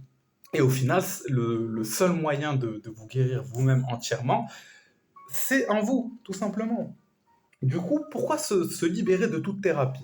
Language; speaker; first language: French; native; French